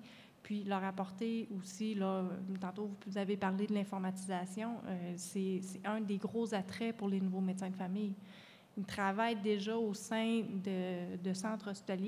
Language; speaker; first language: French; native; French